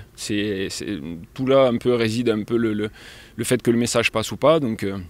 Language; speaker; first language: French; native; French